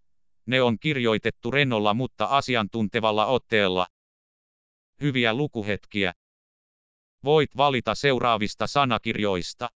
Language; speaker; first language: Finnish; native; Finnish